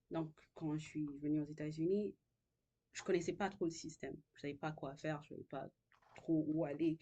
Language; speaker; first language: French; non-native, local second language; Haitian Creole